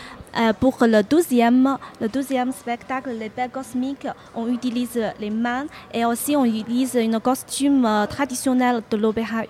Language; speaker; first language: French; non-native, fluent; Chinese